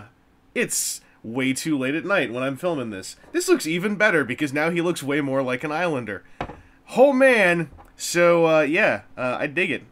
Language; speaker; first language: English; native; English